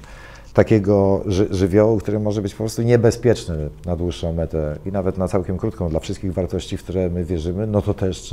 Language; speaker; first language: Polish; native; Polish